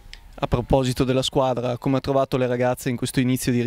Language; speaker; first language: Italian; native; Italian